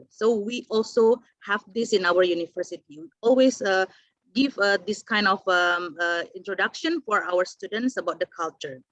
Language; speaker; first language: English; non-native, fluent; Indonesian